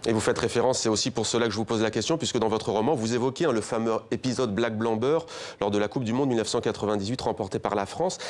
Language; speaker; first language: French; native; French